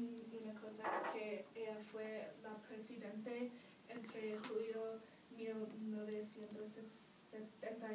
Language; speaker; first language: Spanish; non-native, learner; English